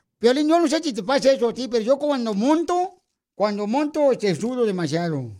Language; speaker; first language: Spanish; native; Spanish